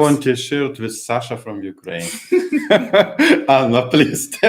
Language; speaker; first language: English; non-native, learner; Ukrainian